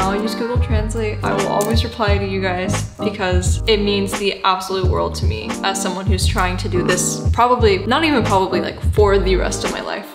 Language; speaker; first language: English; native; English